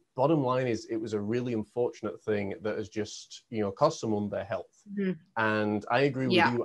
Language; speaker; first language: English; native; English